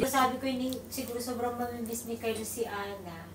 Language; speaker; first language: Filipino; native; Filipino